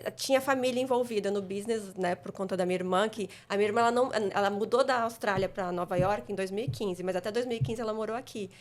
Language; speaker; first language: Portuguese; native; Portuguese